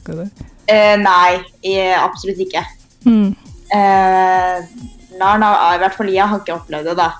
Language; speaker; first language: Norwegian; early bilingual, other home language; Tamil